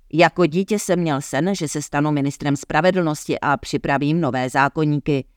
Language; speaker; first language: Czech; native; Czech